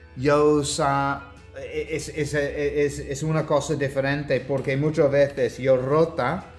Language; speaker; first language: Spanish; non-native, learner; English